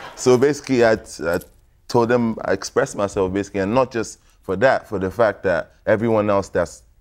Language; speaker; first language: English; non-native, local second language; Yoruba